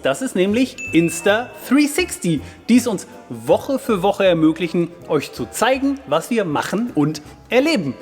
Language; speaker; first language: German; native; German